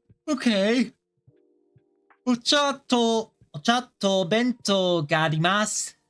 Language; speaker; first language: Japanese; non-native, learner; English